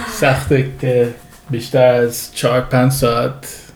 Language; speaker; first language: Persian; early bilingual, heritage; Persian